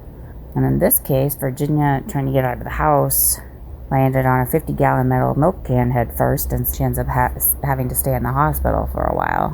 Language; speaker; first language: English; native; English